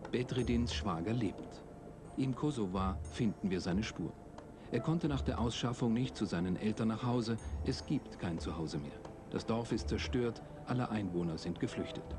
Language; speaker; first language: German; native; German